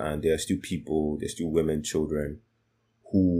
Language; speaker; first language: English; non-native, local second language; Yoruba